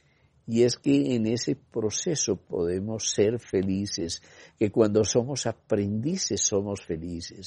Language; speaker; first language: Spanish; native; Spanish